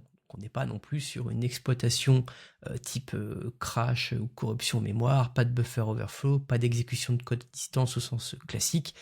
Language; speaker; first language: French; native; French